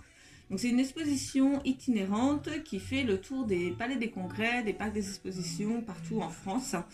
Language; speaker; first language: French; native; French